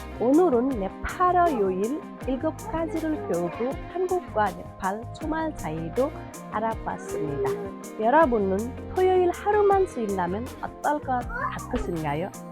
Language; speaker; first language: Korean; non-native, fluent; Nepali